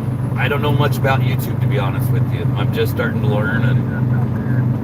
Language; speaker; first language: English; native; English